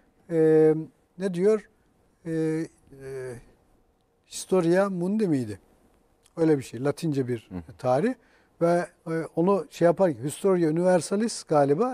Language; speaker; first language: Turkish; native; Turkish